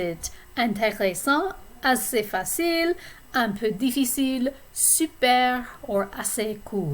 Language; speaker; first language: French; non-native, fluent; English